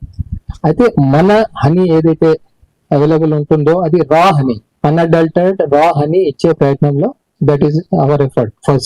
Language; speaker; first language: Telugu; native; Telugu